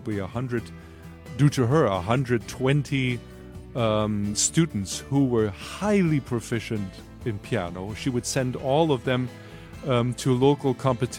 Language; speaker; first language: English; non-native, fluent; German